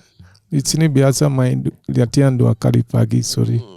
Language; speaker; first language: Indonesian; non-native, fluent; English